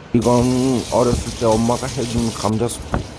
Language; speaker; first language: Korean; non-native, learner; Thai